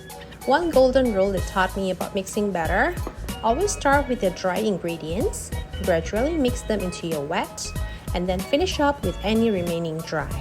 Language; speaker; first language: English; non-native, local second language; Indonesian